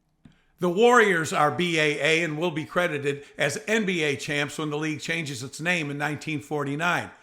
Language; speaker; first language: English; native; English